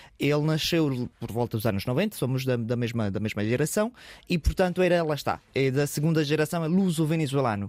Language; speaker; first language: Portuguese; non-native, fluent; Spanish